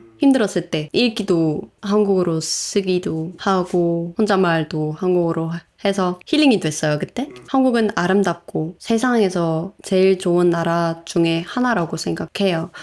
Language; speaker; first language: Korean; non-native, fluent; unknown